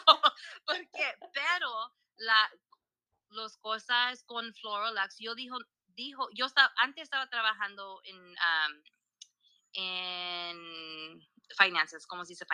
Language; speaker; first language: Spanish; early bilingual, heritage; Spanish